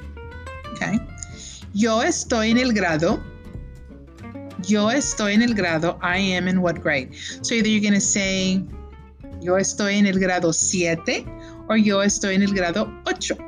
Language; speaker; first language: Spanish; non-native, fluent; English